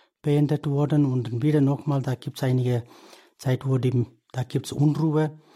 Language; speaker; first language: German; non-native, learner; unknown